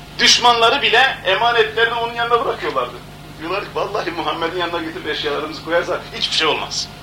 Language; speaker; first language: Turkish; non-native, local second language; Kurdish